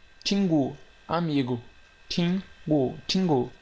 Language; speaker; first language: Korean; non-native, fluent; Portuguese